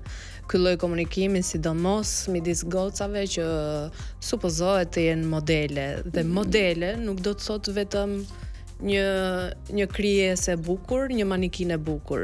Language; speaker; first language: Albanian; native; Albanian